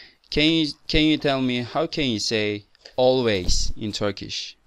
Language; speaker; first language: English; non-native, fluent; Turkish